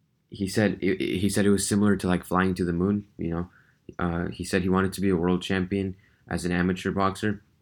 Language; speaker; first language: English; early bilingual, other home language; Russian